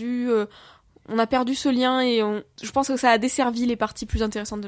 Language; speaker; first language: French; native; French